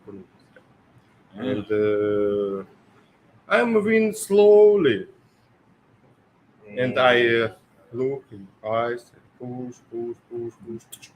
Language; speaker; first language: English; non-native, learner; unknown